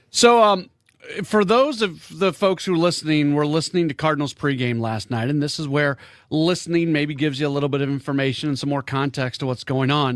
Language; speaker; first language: English; native; English